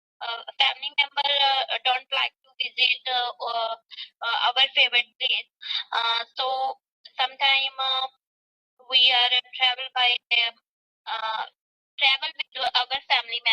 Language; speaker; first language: English; non-native, learner; Punjabi